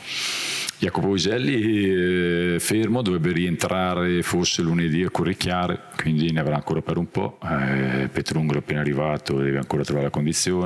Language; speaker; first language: Italian; native; Italian